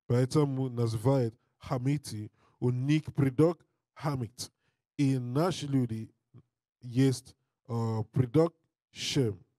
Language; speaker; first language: Russian; non-native, learner; English